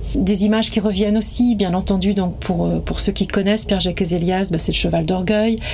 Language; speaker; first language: French; native; French